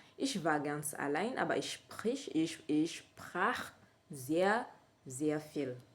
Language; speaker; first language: German; non-native, learner; French